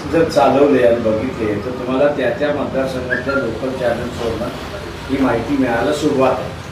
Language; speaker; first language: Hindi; non-native, local second language; Marathi